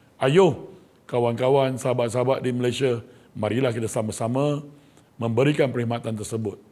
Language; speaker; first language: Malay; non-native, local second language; Chinese